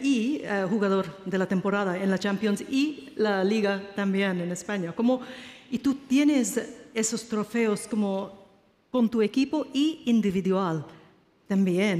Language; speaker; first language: Spanish; non-native, learner; English